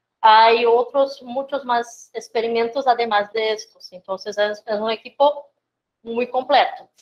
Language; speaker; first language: Spanish; non-native, fluent; Portuguese